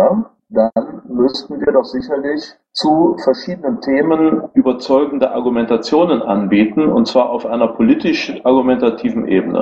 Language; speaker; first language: German; native; German